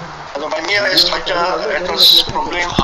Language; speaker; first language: German; non-native, fluent; Hindi